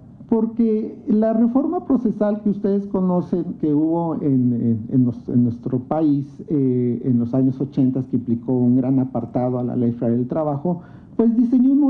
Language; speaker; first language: Spanish; native; Spanish